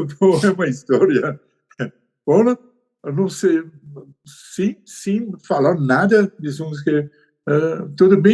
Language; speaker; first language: Portuguese; non-native, learner; Persian